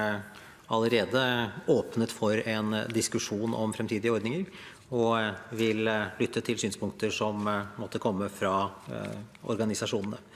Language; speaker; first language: Norwegian; native; Norwegian